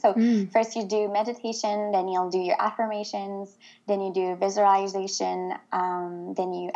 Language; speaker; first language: English; non-native, fluent; French